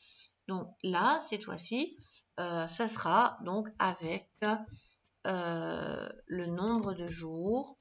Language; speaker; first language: French; native; French